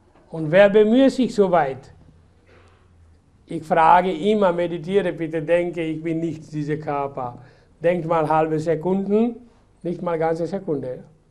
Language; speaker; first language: German; non-native, fluent; Hindi